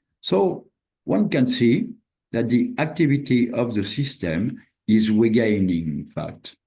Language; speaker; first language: English; non-native, fluent; French